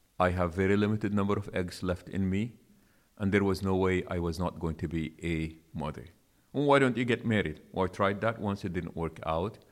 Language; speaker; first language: English; non-native, local second language; Arabic